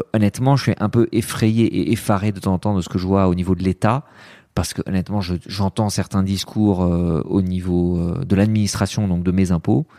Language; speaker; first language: French; early bilingual, other home language; Arabic